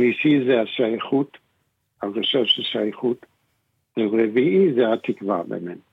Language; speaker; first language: Hebrew; non-native, fluent; English